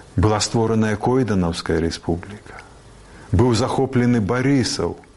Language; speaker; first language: Belarusian; native; Belarusian